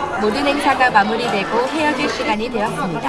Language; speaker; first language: Korean; native; Korean